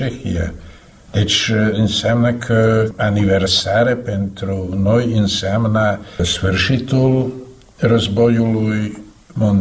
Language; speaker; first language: Romanian; non-native, fluent; Slovak